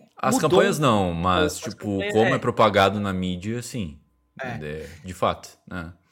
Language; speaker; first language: Portuguese; native; Portuguese